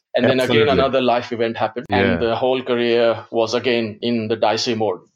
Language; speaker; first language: English; non-native, local second language; Gujarati